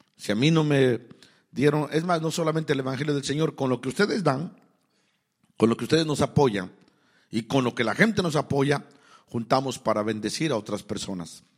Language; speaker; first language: Spanish; native; Spanish